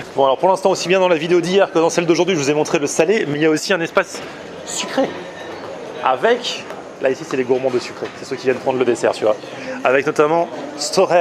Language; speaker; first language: French; native; French